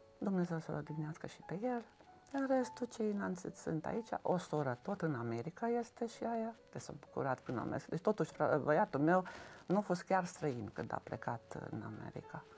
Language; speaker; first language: Romanian; non-native, local second language; Hungarian